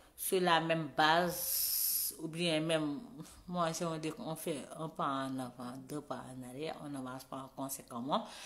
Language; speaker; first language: French; non-native, local second language; Wolof